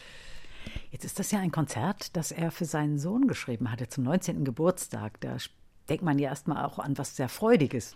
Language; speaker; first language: German; native; German